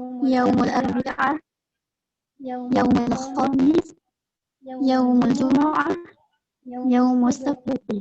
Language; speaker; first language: Arabic; non-native, learner; Indonesian